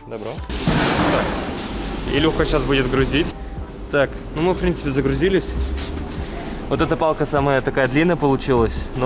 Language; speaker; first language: Russian; native; Russian